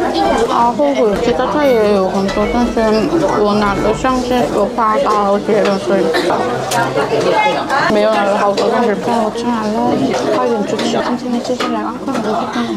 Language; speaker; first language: Chinese; non-native, learner; Korean